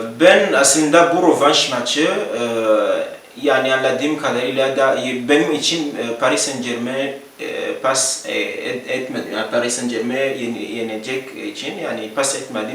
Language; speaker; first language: Turkish; non-native, learner; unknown